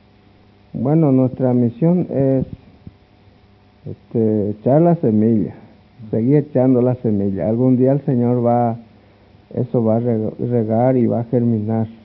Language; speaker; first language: Spanish; non-native, local second language; Guarani